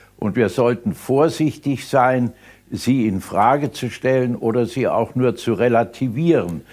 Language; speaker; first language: German; native; German